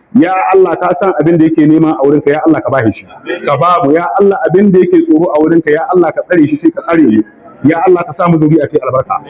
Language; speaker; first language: Hausa; native; Hausa